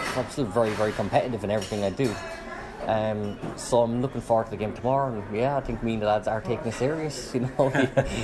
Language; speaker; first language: English; native; English